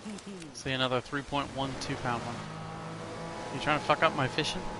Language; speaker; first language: English; native; English